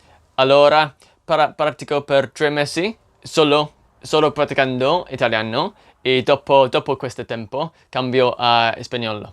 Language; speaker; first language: Italian; non-native, learner; English